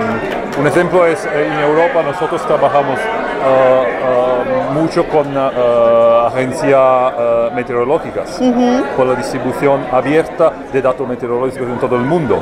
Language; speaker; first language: Spanish; non-native, learner; Italian